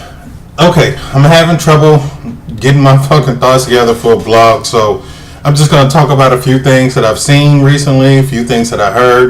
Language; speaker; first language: English; native; English